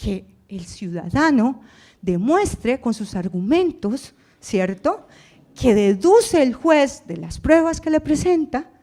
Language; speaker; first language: Spanish; native; Spanish